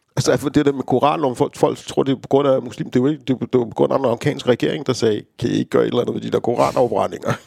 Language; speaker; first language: Danish; early bilingual, other home language; Romanian